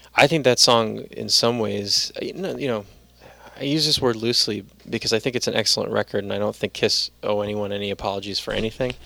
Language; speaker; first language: English; native; English